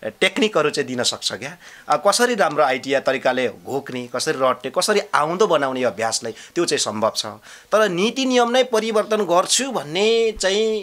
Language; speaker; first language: Nepali; non-native, local second language; Limbu